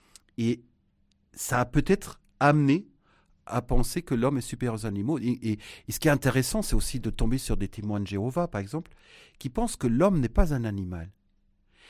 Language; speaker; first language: French; non-native, fluent; German